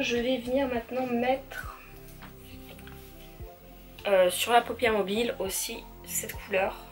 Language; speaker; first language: French; native; French